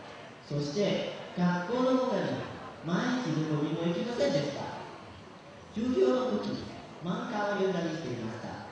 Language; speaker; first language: Japanese; non-native, learner; Lao